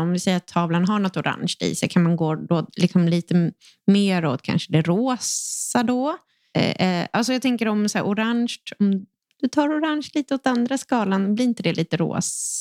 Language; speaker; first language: Swedish; native; Swedish